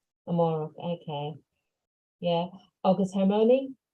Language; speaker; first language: Irish; non-native, local second language; English